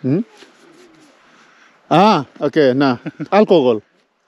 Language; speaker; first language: Russian; non-native, learner; Urdu